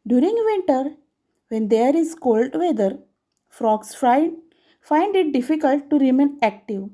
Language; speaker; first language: English; non-native, local second language; Marathi